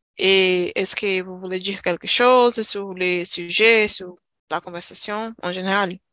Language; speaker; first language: French; non-native, learner; Portuguese